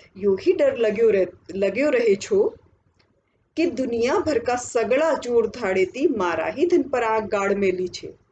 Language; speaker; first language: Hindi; native; Hindi